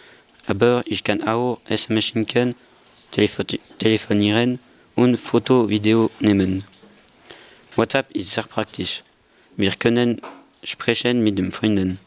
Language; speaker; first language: German; non-native, learner; French